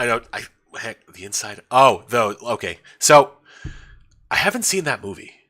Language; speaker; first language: English; native; English